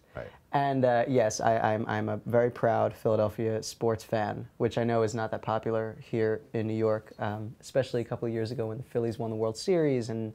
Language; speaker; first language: English; native; English